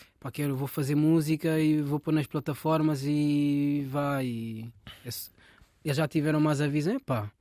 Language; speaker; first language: Portuguese; native; Portuguese